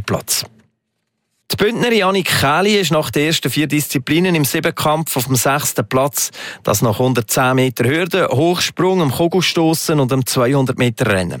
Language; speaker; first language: German; native; German